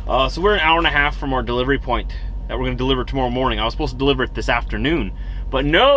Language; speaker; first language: English; native; English